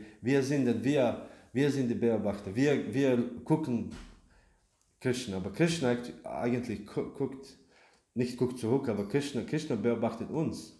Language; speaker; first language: German; non-native, learner; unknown